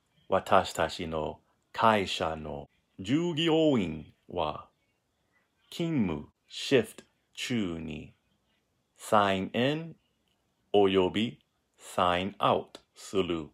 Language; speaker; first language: Japanese; non-native, learner; English